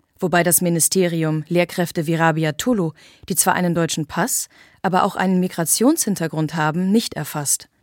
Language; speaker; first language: German; native; German